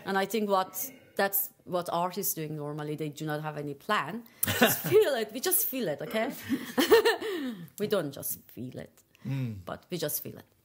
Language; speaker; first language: English; non-native, fluent; Persian